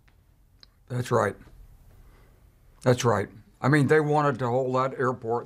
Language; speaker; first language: English; native; English